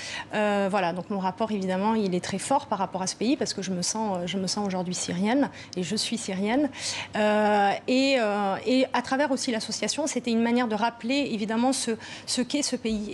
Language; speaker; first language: French; native; French